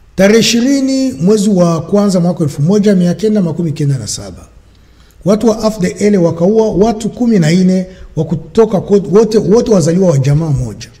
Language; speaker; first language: Swahili; native; Swahili